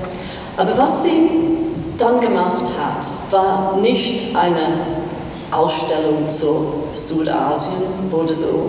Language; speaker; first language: German; non-native, fluent; English